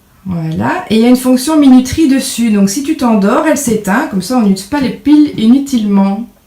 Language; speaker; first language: French; native; French